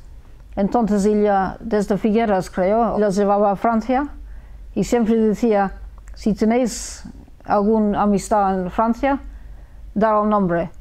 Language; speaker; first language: Spanish; early bilingual, heritage; Spanish